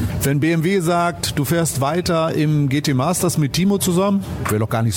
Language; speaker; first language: German; native; German